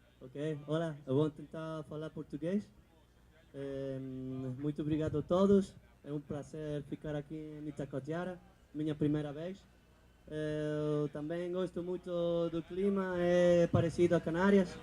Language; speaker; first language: Portuguese; non-native, learner; Spanish